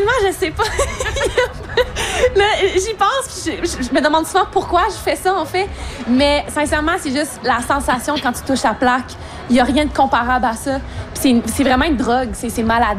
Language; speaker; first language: French; native; French